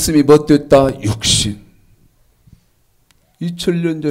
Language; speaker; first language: Korean; native; Korean